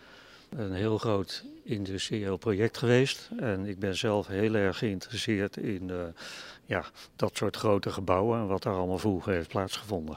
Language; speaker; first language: Dutch; native; Dutch